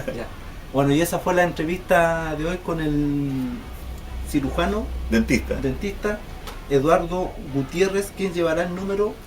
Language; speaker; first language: Spanish; native; Spanish